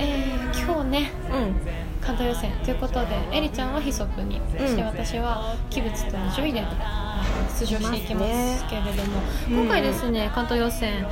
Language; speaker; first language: Japanese; native; Japanese